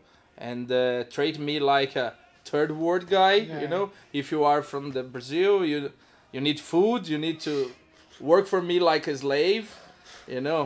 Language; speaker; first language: English; non-native, learner; Portuguese